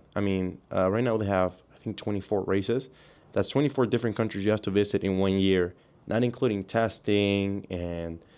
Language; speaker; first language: English; early bilingual, other home language; Spanish